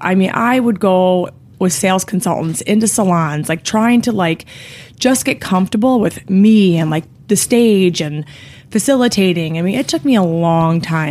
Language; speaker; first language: English; native; English